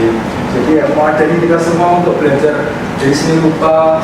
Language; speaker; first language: Indonesian; native; Indonesian